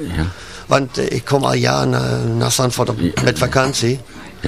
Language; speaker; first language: Dutch; non-native, learner; German